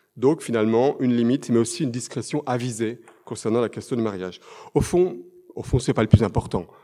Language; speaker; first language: French; native; French